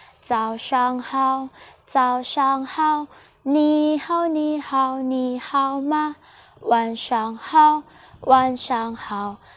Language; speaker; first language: Chinese; non-native, fluent; Thai